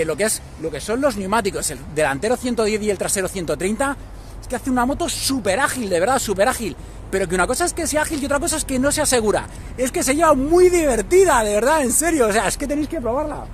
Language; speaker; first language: Spanish; native; Spanish